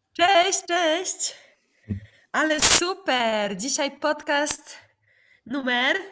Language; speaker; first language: Polish; native; Polish